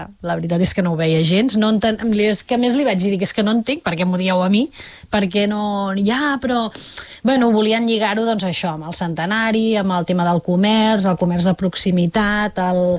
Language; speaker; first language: Catalan; native; Catalan